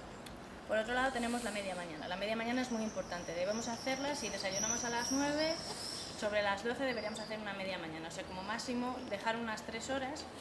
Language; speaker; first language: Spanish; native; Spanish